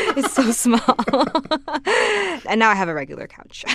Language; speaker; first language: English; native; English